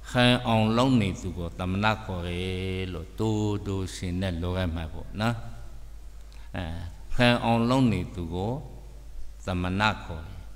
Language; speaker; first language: Burmese; native; Burmese